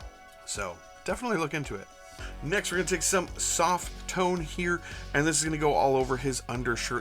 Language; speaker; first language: English; native; English